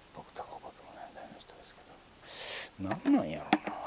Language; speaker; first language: Japanese; native; Japanese